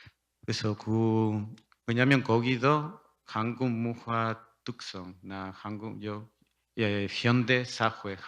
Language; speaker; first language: Korean; non-native, learner; Spanish